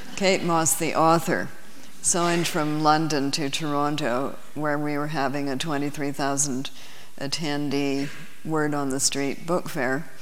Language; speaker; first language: English; native; English